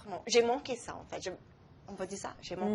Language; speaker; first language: French; non-native, local second language; English